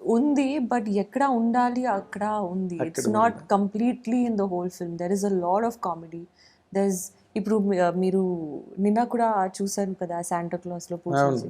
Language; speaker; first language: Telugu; non-native, fluent; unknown